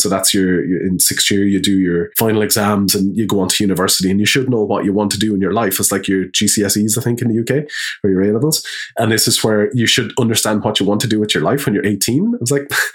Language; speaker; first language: English; native; English